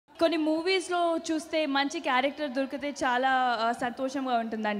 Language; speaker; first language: Telugu; non-native, fluent; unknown